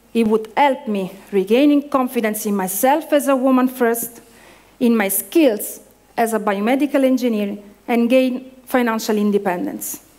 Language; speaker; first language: English; non-native, fluent; Italian